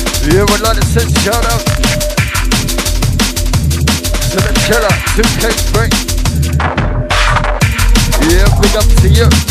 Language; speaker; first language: English; native; English